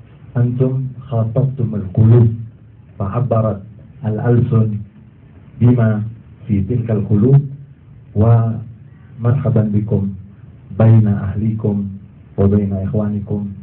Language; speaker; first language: Arabic; non-native, fluent; Indonesian